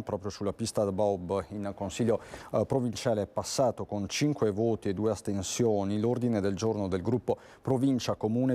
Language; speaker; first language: Italian; native; Italian